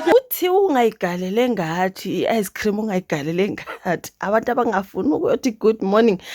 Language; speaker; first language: Zulu; native; Zulu